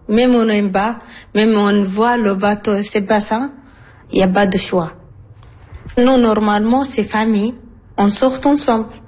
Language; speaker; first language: French; non-native, learner; Arabic